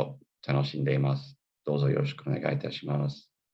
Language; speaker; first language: Japanese; non-native, fluent; English